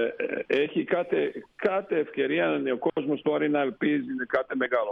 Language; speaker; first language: Greek; non-native, fluent; Slovenian